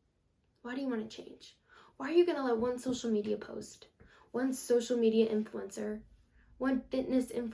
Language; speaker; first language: English; native; English